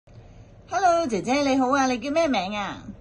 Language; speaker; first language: Cantonese; native; Cantonese